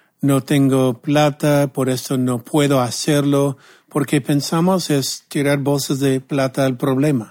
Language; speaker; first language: Spanish; non-native, fluent; English